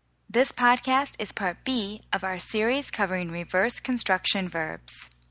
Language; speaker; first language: English; native; English